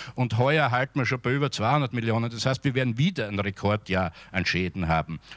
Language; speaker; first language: German; native; German